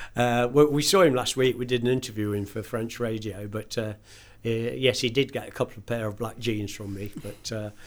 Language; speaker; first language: English; native; English